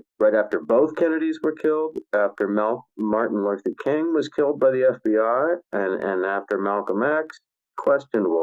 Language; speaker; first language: English; native; English